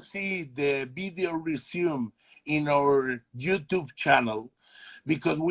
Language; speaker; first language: English; non-native, learner; Spanish